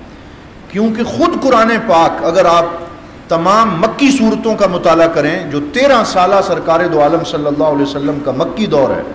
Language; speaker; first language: Urdu; native; Urdu